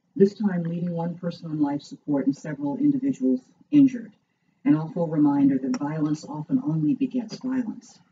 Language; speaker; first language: English; native; English